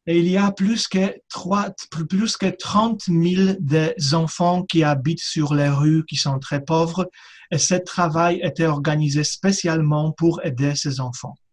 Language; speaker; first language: French; non-native, fluent; Polish